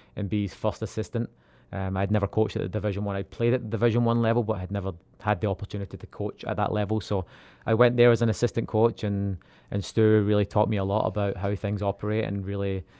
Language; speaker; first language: English; native; English